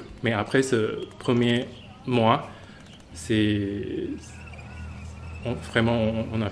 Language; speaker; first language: French; non-native, fluent; Chinese